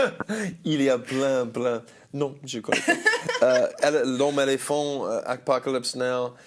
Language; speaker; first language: French; non-native, learner; English